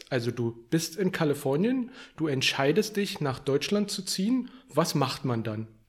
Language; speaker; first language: German; native; German